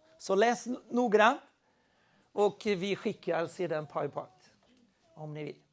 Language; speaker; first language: Swedish; non-native, fluent; Spanish